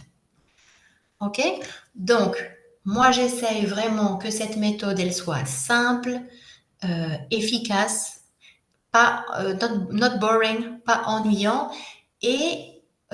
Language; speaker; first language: French; native; French